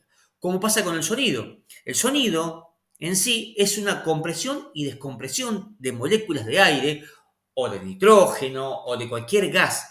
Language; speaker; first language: Spanish; native; Spanish